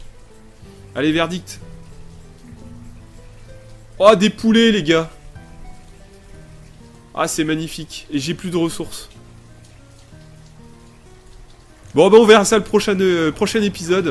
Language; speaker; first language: French; native; French